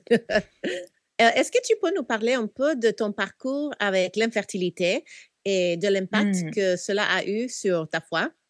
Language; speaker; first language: French; non-native, fluent; Korean